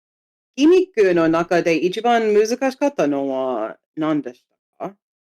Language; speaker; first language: Japanese; non-native, fluent; English